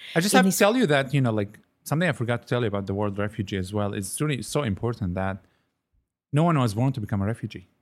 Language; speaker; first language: English; non-native, fluent; Arabic